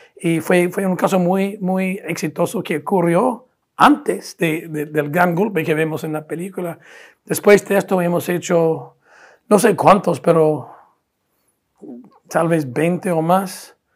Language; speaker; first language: Spanish; non-native, fluent; English